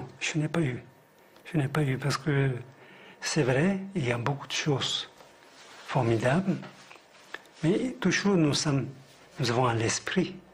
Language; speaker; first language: French; non-native, fluent; Tibetan